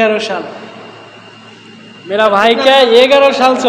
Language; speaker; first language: Hindi; non-native, learner; Bangla